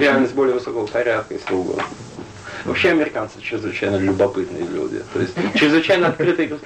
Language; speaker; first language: Russian; native; Russian